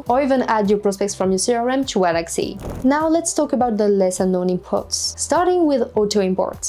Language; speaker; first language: English; non-native, fluent; French